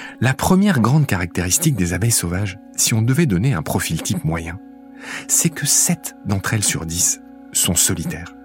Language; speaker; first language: French; native; French